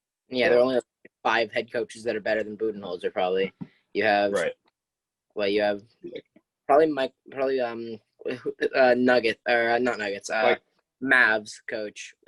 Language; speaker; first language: English; native; English